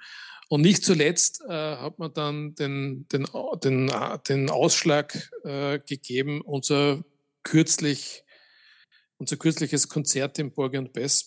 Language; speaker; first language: German; native; German